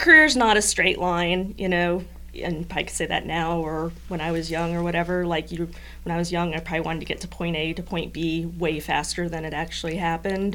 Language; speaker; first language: English; native; English